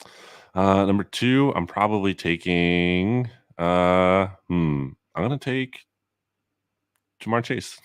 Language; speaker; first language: English; native; English